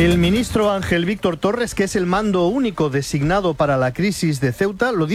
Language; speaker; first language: Spanish; native; Spanish